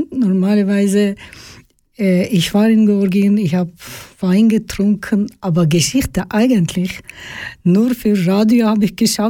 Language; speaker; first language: German; non-native, learner; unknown